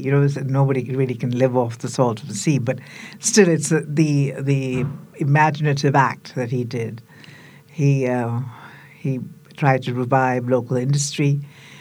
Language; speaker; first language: English; non-native, local second language; Tamil